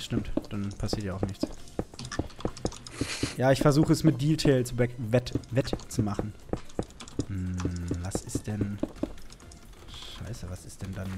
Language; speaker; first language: German; native; German